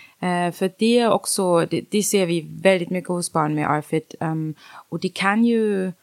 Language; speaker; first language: Swedish; non-native, fluent; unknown